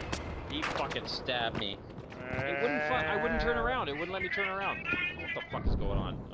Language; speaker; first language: English; native; English